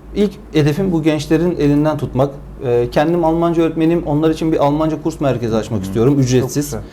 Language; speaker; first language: Turkish; native; Turkish